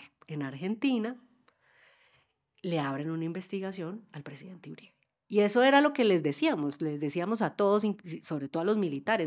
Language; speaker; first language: Spanish; native; Spanish